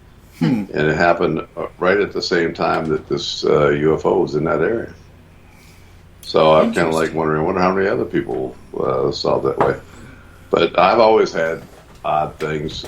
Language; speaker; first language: English; native; English